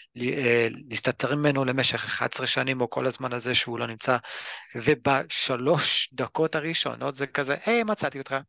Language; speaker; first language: Hebrew; early bilingual, other home language; English